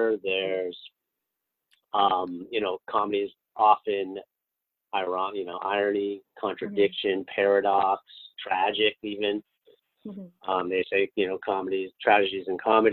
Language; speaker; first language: English; native; English